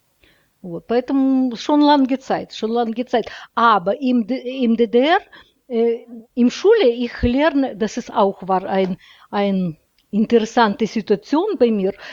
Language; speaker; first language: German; non-native, learner; Russian